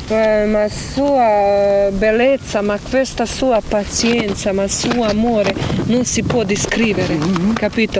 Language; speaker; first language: Italian; non-native, learner; Croatian